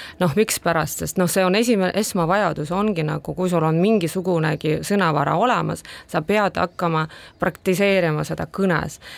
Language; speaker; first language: Estonian; non-native, local second language; Russian